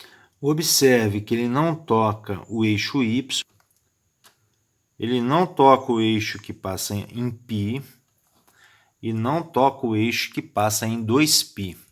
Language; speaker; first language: Portuguese; native; Portuguese